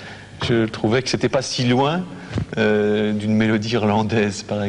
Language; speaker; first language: French; native; French